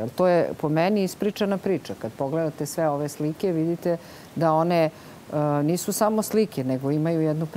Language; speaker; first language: Serbian; native; Serbian